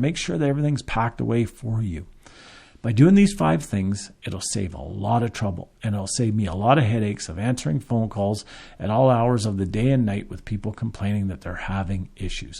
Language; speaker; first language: English; native; English